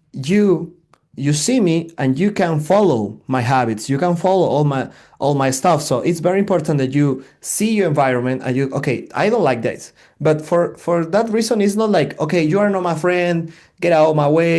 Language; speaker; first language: English; non-native, learner; Spanish